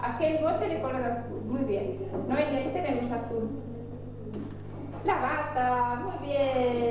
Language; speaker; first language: Spanish; native; Spanish